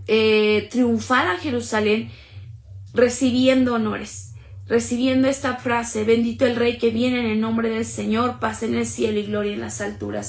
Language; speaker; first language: Spanish; native; Spanish